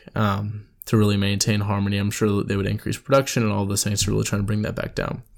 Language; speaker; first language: English; native; English